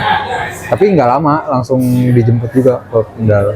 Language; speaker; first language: Indonesian; native; Indonesian